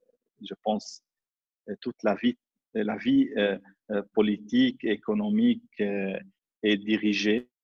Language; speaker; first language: French; non-native, fluent; Arabic